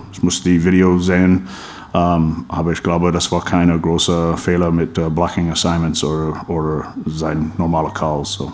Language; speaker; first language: German; non-native, fluent; English